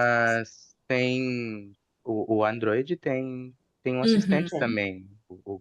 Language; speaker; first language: Portuguese; non-native, fluent; Spanish